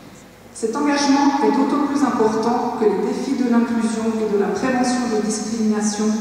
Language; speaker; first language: French; native; French